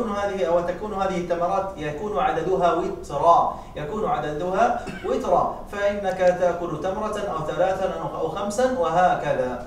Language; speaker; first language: Arabic; native; Arabic